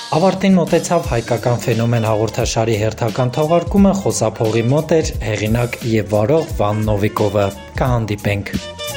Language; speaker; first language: Armenian; native; Armenian